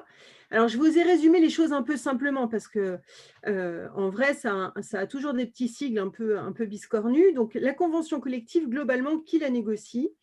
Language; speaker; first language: French; native; French